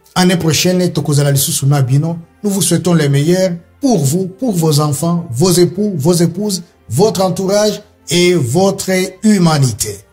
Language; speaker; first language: French; non-native, local second language; Swahili